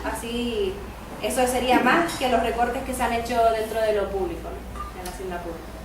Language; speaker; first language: Spanish; native; Spanish